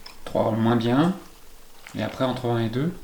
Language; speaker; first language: French; native; French